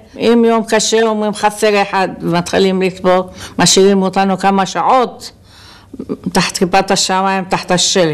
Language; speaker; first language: Hebrew; non-native, local second language; Arabic